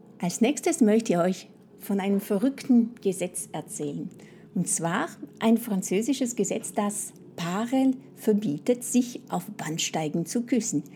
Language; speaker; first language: German; non-native, fluent; French